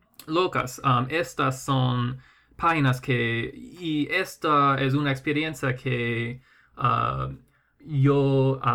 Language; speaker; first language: Spanish; non-native, fluent; English